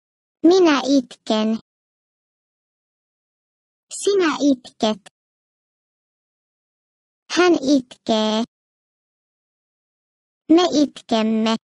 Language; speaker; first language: Finnish; non-native, fluent; Turkish